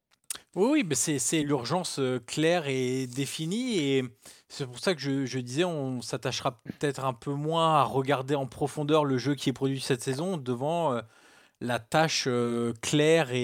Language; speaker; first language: French; native; French